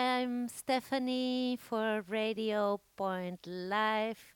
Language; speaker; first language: English; non-native, learner; Spanish